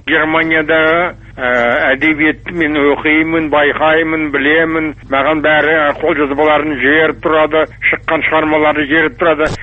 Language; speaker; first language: Kazakh; non-native, local second language; German